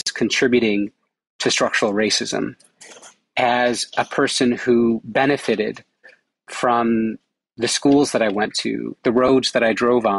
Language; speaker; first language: English; native; English